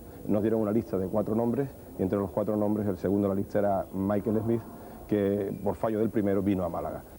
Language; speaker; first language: Spanish; native; Spanish